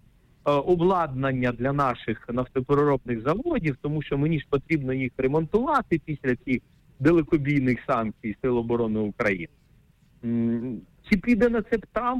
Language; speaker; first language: Ukrainian; native; Ukrainian